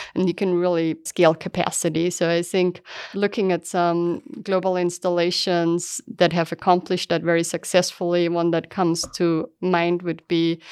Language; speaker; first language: English; non-native, fluent; German